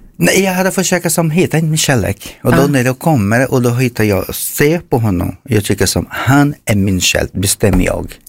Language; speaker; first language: Swedish; non-native, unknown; Portuguese